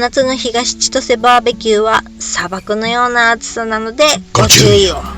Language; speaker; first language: Japanese; native; Japanese